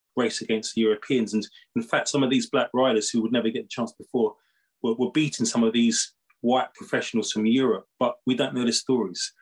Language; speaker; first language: English; native; English